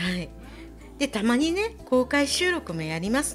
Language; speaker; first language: Japanese; native; Japanese